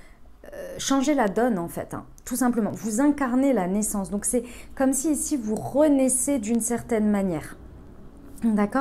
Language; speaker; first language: French; native; French